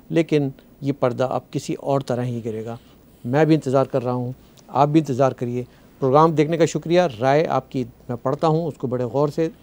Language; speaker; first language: Urdu; native; Urdu